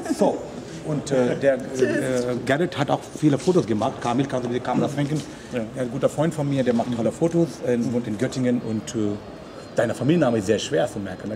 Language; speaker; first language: German; non-native, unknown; Hindi